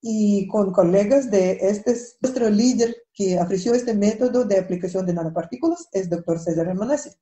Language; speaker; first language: Spanish; non-native, fluent; Russian